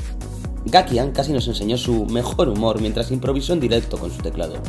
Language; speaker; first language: Spanish; native; Spanish